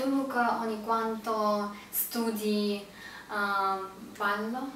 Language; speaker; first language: Italian; non-native, learner; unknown